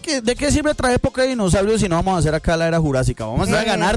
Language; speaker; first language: Spanish; native; Spanish